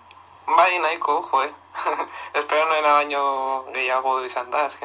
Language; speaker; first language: Basque; non-native, local second language; Spanish